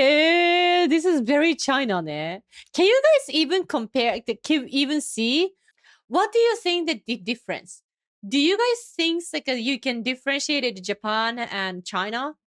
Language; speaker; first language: English; non-native, fluent; Japanese